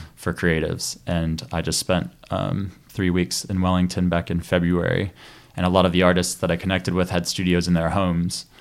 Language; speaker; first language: English; native; English